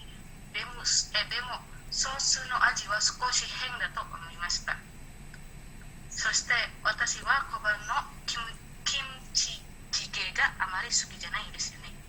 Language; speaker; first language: Japanese; non-native, learner; Indonesian